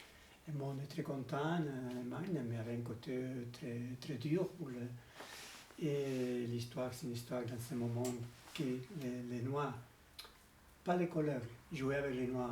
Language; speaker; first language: French; non-native, learner; Spanish